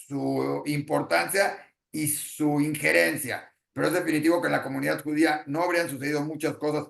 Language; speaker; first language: Spanish; native; Spanish